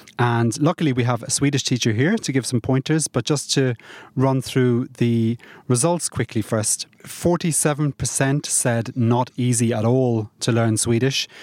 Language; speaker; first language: English; native; English